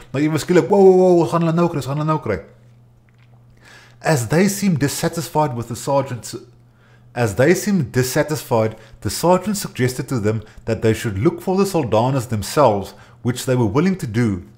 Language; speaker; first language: English; non-native, local second language; Afrikaans